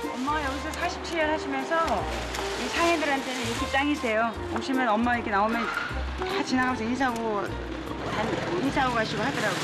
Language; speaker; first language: Korean; native; Korean